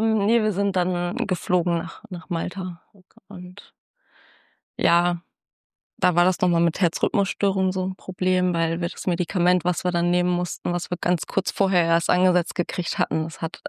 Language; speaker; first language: German; native; German